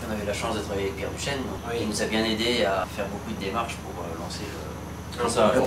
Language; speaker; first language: French; native; French